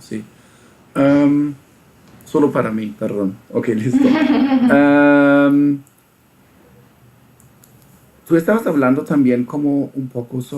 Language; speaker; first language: Spanish; non-native, fluent; German